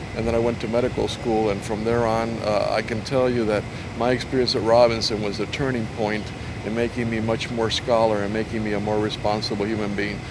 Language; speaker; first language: English; non-native, local second language; Spanish